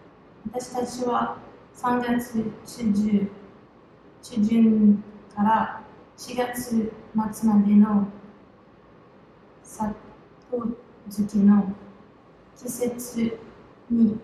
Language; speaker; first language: Japanese; non-native, learner; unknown